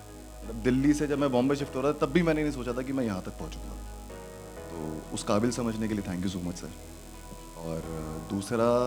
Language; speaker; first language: Hindi; native; Hindi